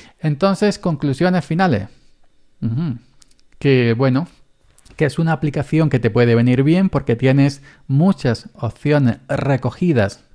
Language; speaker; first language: Spanish; native; Spanish